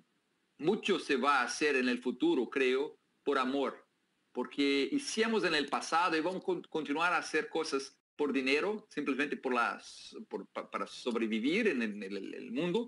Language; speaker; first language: Spanish; non-native, fluent; Portuguese